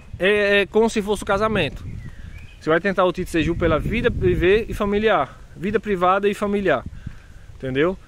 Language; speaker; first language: Portuguese; native; Portuguese